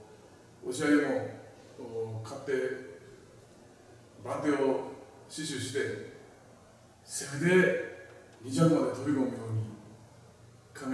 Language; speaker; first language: Japanese; native; Japanese